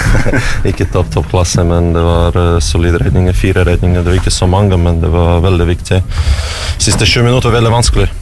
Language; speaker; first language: Norwegian; non-native, fluent; Russian